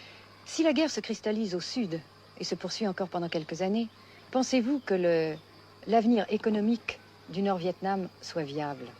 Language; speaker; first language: French; native; French